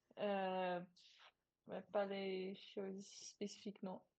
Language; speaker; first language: French; non-native, learner; Dutch